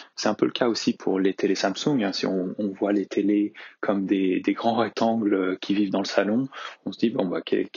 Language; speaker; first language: French; native; French